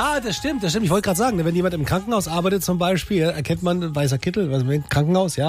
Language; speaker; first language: German; native; German